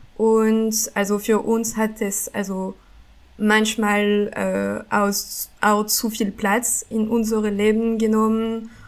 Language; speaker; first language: German; non-native, fluent; French